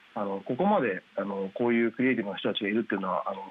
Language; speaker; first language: Japanese; native; Japanese